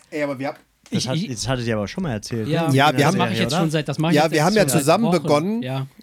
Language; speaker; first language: German; native; German